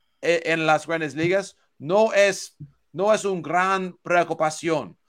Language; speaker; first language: Spanish; non-native, learner; English